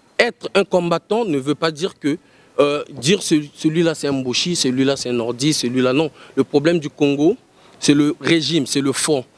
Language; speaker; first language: French; non-native, local second language; Lingala